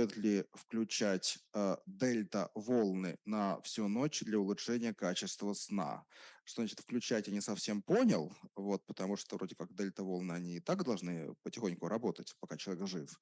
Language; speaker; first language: Russian; native; Russian